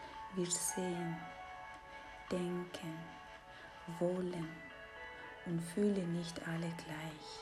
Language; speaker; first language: German; non-native, fluent; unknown